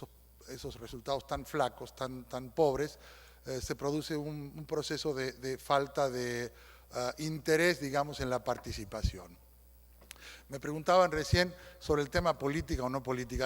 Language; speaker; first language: Spanish; native; Spanish